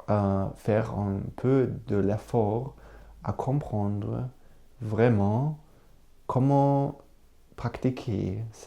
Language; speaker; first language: French; non-native, learner; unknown